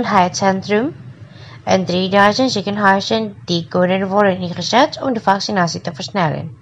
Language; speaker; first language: Dutch; non-native, fluent; Indonesian